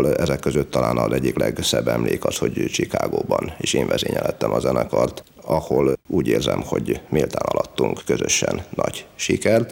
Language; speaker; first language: Hungarian; native; Hungarian